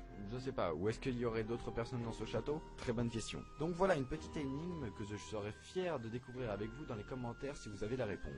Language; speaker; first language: French; native; French